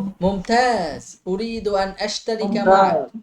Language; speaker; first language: Arabic; non-native, fluent; Bangla